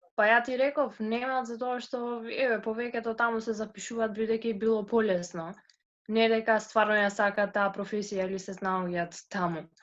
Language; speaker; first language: Macedonian; non-native, local second language; Albanian